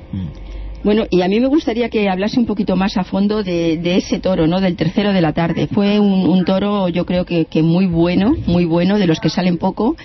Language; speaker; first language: Spanish; native; Spanish